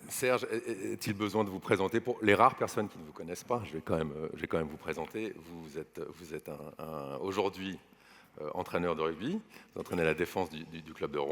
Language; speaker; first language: French; native; French